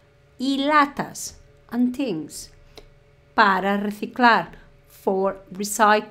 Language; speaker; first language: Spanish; non-native, fluent; English